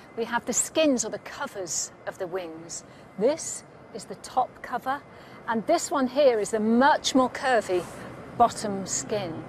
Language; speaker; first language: English; native; English